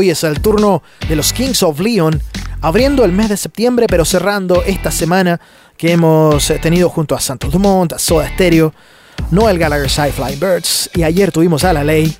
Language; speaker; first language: Spanish; native; Spanish